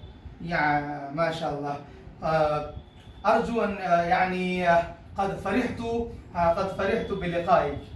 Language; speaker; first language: Arabic; non-native, fluent; Urdu